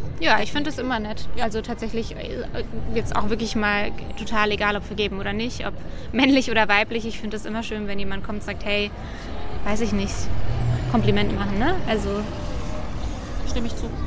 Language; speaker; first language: German; native; German